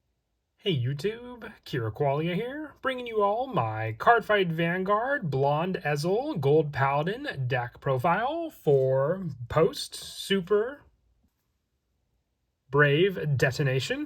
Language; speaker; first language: English; native; English